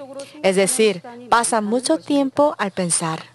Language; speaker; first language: Spanish; non-native, learner; Korean